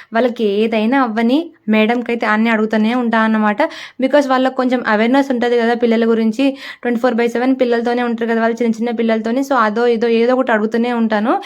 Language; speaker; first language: Telugu; non-native, local second language; Lambadi